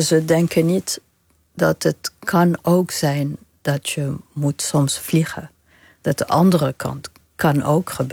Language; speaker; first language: Dutch; non-native, fluent; Arabic